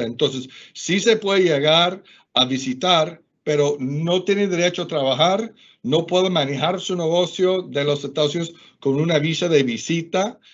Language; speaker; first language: Spanish; non-native, fluent; English